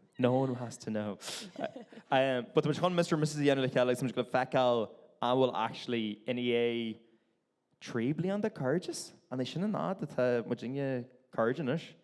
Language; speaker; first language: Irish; non-native, local second language; English